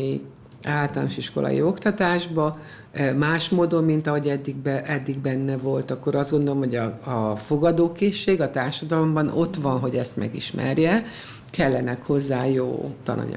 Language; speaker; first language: Hungarian; native; Hungarian